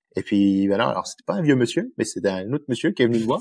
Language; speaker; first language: French; native; French